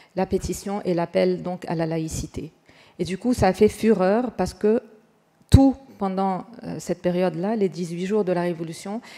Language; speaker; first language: French; non-native, fluent; Arabic